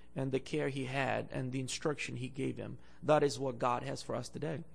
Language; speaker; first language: English; non-native, fluent; Bulgarian